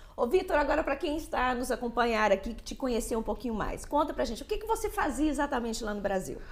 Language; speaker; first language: Portuguese; native; Portuguese